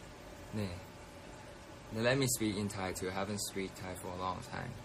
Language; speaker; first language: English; non-native, fluent; Thai